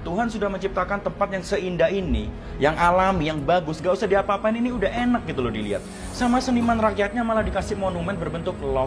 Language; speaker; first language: Indonesian; native; Indonesian